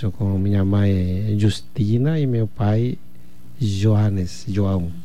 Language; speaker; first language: Portuguese; non-native, fluent; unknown